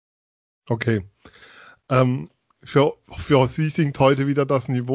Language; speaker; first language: German; native; German